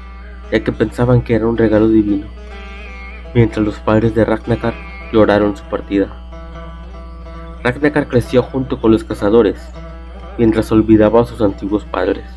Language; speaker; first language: Spanish; native; Spanish